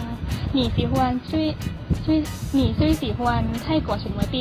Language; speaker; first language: Chinese; non-native, learner; Thai